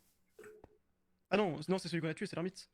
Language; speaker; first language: French; native; French